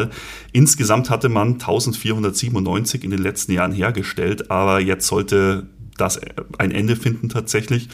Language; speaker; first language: German; native; German